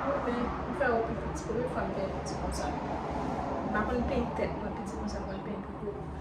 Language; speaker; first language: French; non-native, learner; Haitian Creole